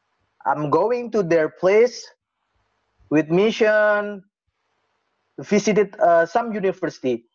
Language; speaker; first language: English; non-native, learner; Indonesian